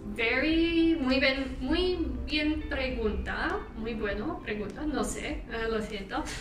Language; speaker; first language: Spanish; non-native, learner; English